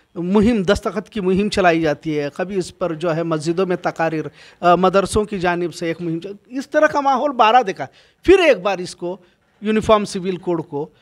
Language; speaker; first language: Hindi; non-native, local second language; Urdu